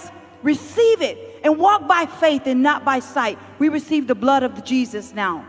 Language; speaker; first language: English; native; English